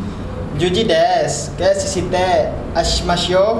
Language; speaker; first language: Japanese; non-native, learner; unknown